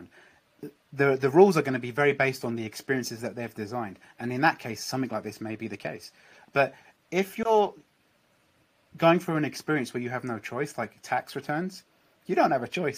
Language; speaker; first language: English; native; English